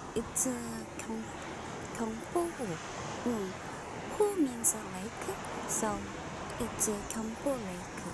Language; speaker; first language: English; non-native, learner; Korean